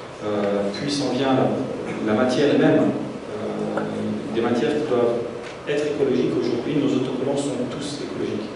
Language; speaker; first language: French; native; French